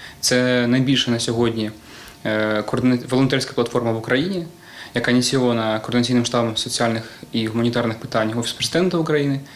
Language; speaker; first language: Ukrainian; native; Ukrainian